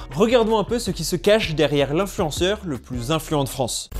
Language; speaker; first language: French; native; French